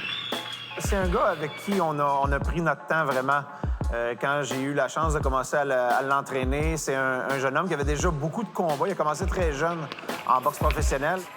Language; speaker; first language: French; native; French